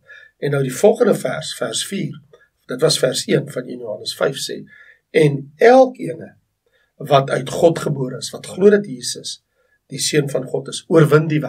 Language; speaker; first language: Afrikaans; native; Afrikaans